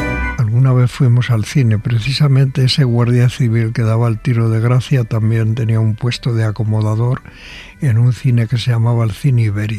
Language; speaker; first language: Spanish; native; Spanish